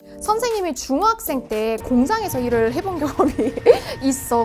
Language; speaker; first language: Korean; native; Korean